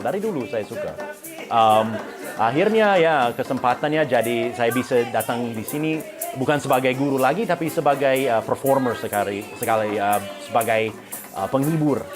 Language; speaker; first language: Indonesian; non-native, fluent; English